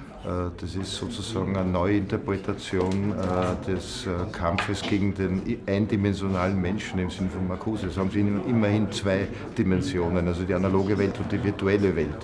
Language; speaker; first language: German; native; German